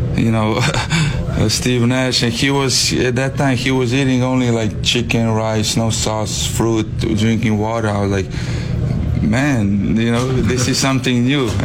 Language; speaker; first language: English; non-native, fluent; Slovenian